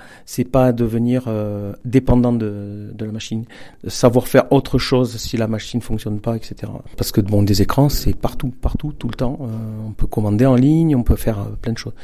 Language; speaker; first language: French; native; French